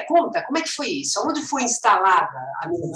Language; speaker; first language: Portuguese; native; Portuguese